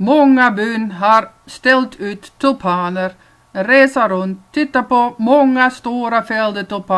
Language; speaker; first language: Swedish; non-native, fluent; Dutch